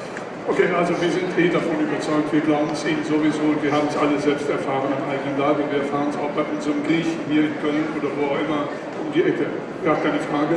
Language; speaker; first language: German; native; German